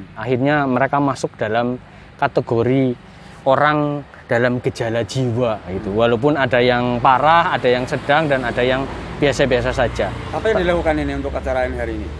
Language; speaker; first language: Indonesian; native; Indonesian